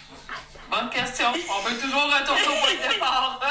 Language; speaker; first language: French; native; French